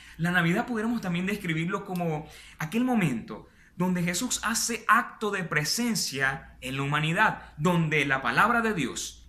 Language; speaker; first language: Spanish; native; Spanish